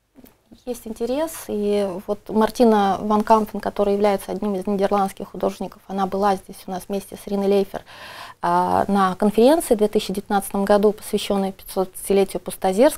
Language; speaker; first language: Russian; native; Russian